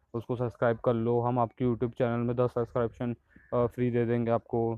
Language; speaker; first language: Hindi; native; Hindi